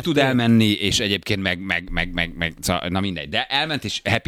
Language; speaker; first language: Hungarian; native; Hungarian